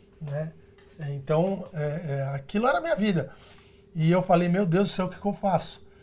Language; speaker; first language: Portuguese; early bilingual, other home language; Spanish